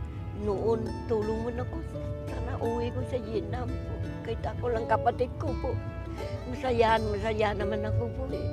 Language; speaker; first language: Filipino; non-native, learner; Vietnamese